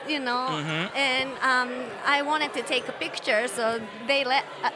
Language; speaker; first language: English; non-native, fluent; Japanese